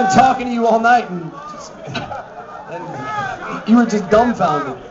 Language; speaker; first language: English; native; English